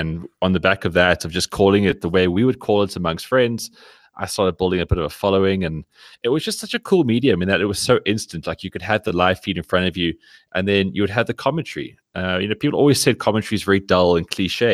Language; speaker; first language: English; native; English